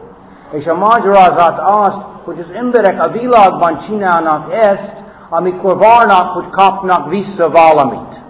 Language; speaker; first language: Hungarian; non-native, fluent; English